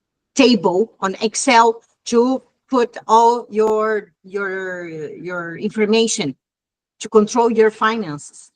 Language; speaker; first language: English; non-native, fluent; Portuguese